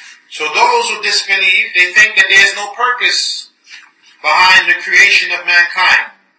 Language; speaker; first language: English; native; English